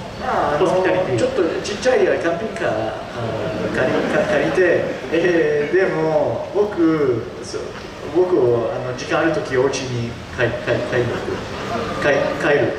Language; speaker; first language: Japanese; early bilingual, heritage; Japanese